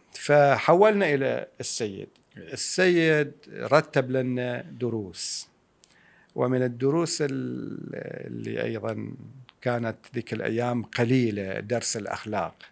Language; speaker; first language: Arabic; native; Arabic